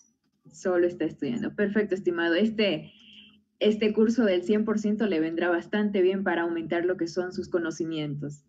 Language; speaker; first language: Spanish; native; Spanish